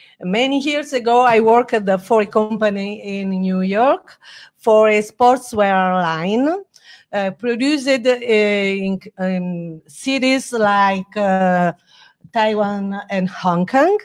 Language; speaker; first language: English; non-native, learner; Italian